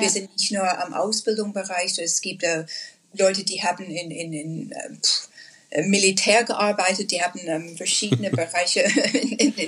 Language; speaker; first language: German; non-native, learner; English